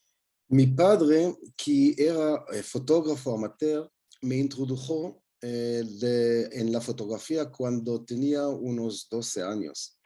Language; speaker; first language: Spanish; non-native, learner; Hebrew